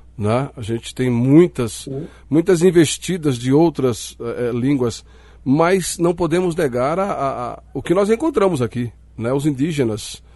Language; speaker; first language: Portuguese; native; Portuguese